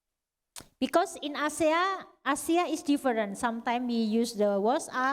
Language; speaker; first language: English; non-native, learner; Indonesian